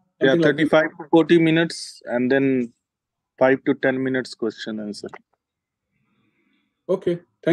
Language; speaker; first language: English; non-native, local second language; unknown